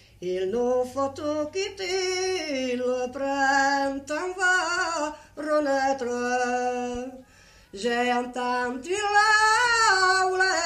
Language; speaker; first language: French; non-native, fluent; Italian